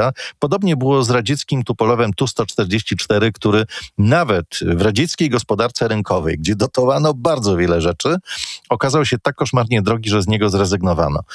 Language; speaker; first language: Polish; native; Polish